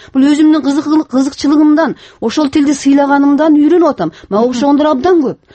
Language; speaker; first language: Kyrgyz; non-native, local second language; Russian